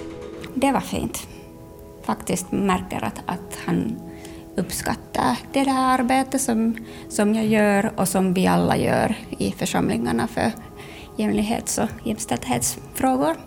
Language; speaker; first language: Swedish; non-native, local second language; Finnish